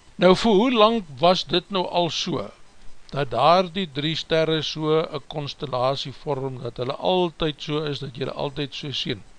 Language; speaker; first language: Afrikaans; native; Afrikaans